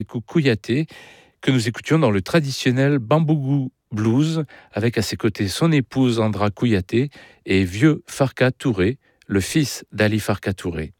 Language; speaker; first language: French; native; French